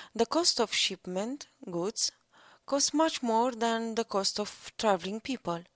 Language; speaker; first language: English; non-native, learner; Romanian